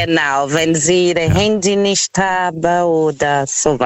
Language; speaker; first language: German; non-native, learner; Portuguese